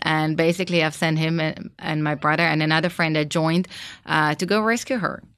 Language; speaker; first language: English; non-native, fluent; Hebrew